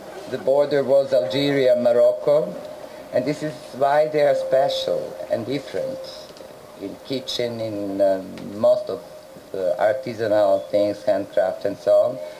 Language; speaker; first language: English; non-native, fluent; Serbian